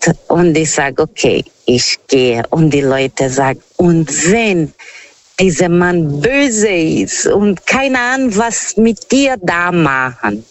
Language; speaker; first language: German; non-native, fluent; Portuguese